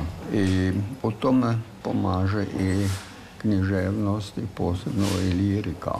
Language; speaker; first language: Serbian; non-native, fluent; German